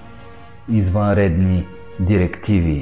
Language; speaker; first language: Bulgarian; native; Bulgarian